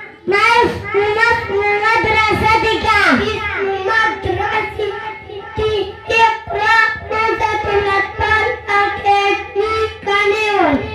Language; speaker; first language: Arabic; non-native, learner; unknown